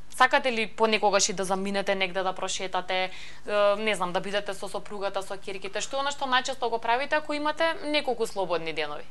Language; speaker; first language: Macedonian; native; Macedonian